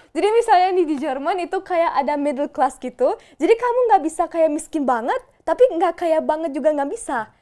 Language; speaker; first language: Indonesian; non-native, fluent; German